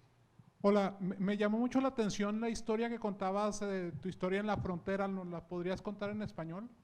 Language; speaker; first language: Spanish; native; Spanish